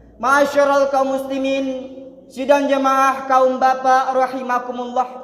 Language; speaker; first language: Malay; non-native, local second language; Minangkabau